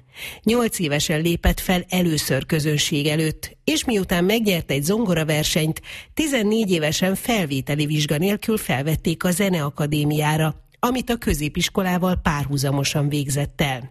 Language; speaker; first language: Hungarian; native; Hungarian